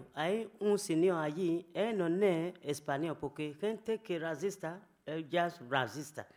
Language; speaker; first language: Spanish; non-native, learner; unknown